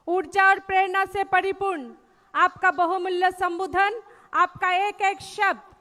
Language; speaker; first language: Hindi; non-native, local second language; Bangla